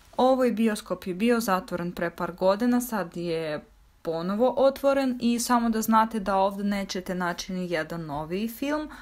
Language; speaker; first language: Bosnian; non-native, fluent; Russian